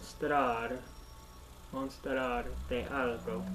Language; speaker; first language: Spanish; non-native, learner; English